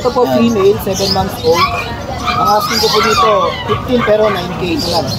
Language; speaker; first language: Filipino; native; Filipino